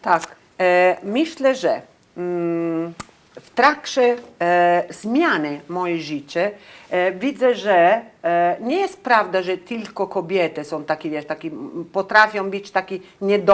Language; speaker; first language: Polish; non-native, learner; Italian